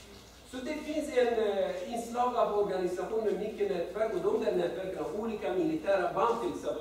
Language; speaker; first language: Swedish; non-native, fluent; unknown